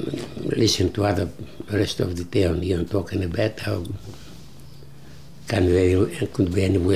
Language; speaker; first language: English; non-native, learner; Greek